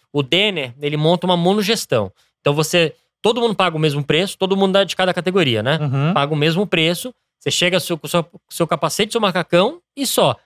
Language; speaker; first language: Portuguese; early bilingual, other home language; English